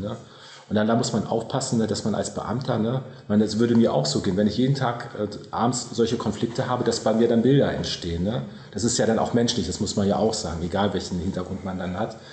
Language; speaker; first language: German; native; German